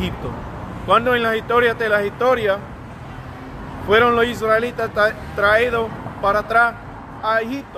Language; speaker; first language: Spanish; early bilingual, heritage; Spanish